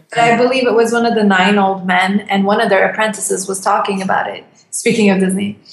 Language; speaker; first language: English; non-native, fluent; Turkish